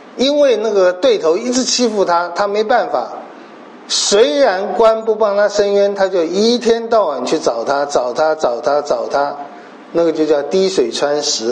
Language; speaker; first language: Chinese; native; Chinese